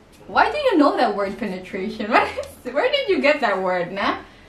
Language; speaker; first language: English; non-native, local second language; Cebuano